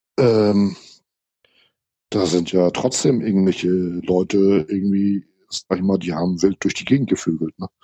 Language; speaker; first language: German; native; German